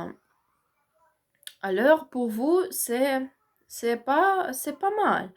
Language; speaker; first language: French; non-native, learner; Ukrainian